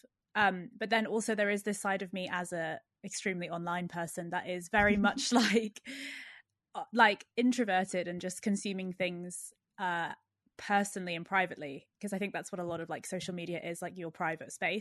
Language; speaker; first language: English; native; English